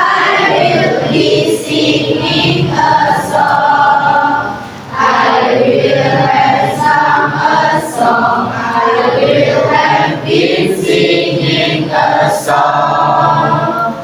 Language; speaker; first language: English; non-native, learner; Indonesian